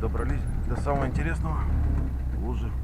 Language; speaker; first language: Russian; native; Russian